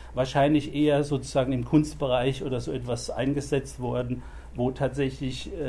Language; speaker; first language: German; native; German